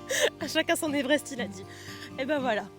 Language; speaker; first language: French; native; French